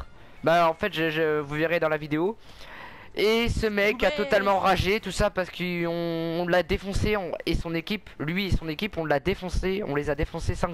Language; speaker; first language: French; native; French